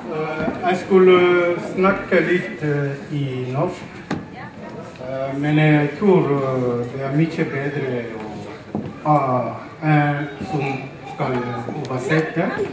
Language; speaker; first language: Swedish; non-native, learner; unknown